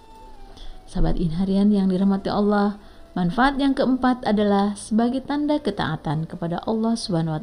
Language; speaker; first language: Indonesian; native; Indonesian